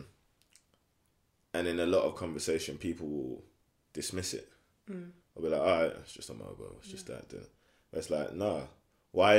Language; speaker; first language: English; native; English